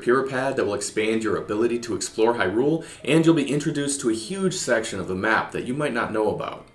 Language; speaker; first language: English; native; English